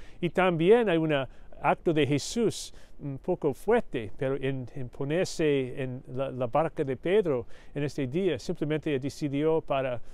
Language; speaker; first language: Spanish; non-native, learner; English